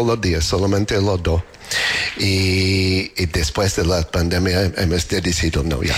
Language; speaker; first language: Spanish; non-native, learner; English